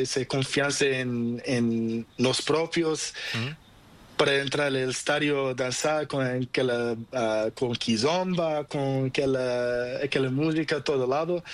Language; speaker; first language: Spanish; non-native, learner; Portuguese